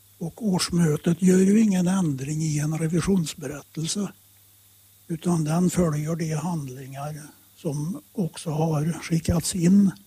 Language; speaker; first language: Swedish; native; Swedish